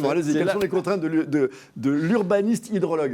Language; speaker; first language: French; native; French